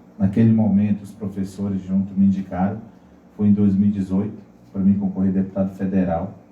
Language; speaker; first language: Portuguese; non-native, local second language; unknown